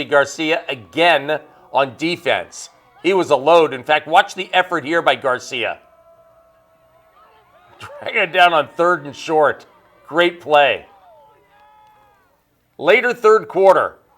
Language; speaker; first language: English; native; English